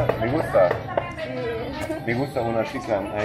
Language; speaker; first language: Spanish; non-native, learner; German